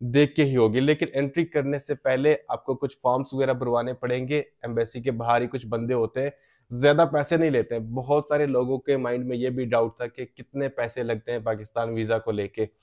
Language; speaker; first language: Hindi; native; Hindi